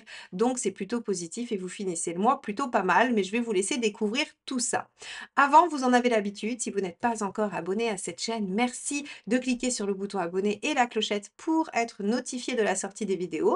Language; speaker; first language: French; native; French